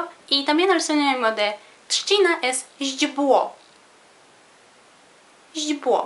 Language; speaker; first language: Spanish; non-native, fluent; Polish